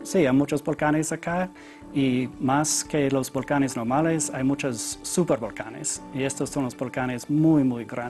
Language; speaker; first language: Spanish; non-native, learner; English